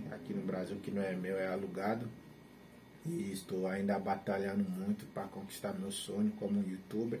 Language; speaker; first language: Portuguese; non-native, learner; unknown